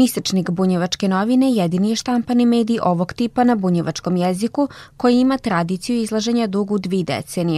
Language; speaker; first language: Serbian; native; Serbian